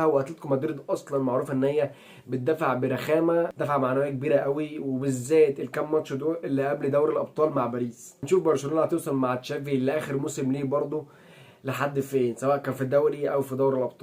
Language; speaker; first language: Arabic; native; Arabic